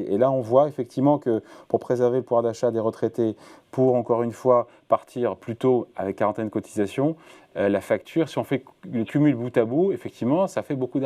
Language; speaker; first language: French; native; French